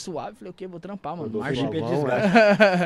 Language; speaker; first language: Portuguese; native; Portuguese